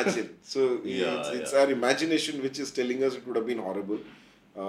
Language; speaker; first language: English; non-native, local second language; Kannada